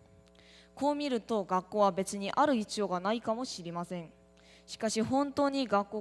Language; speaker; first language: Japanese; non-native, learner; Korean